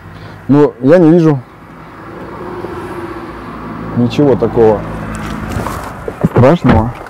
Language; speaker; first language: Russian; native; Russian